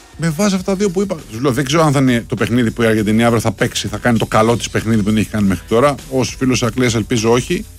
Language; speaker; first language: Greek; native; Greek